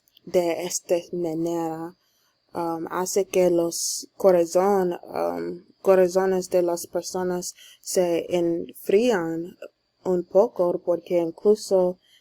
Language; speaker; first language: Spanish; non-native, learner; English